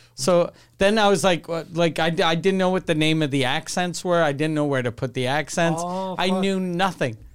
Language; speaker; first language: English; native; English